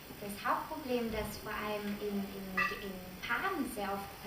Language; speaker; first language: German; native; German